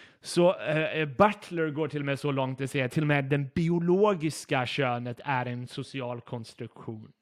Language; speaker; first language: Swedish; non-native, fluent; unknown